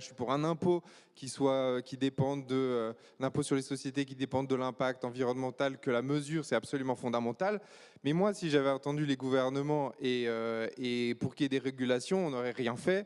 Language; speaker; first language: French; native; French